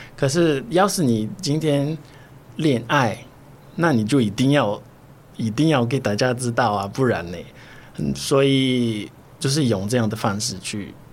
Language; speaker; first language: Chinese; non-native, fluent; Portuguese